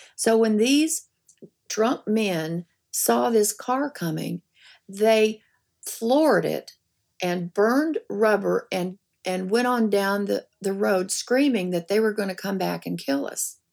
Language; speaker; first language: English; native; English